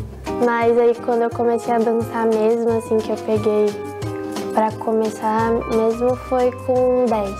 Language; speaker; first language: Portuguese; native; Portuguese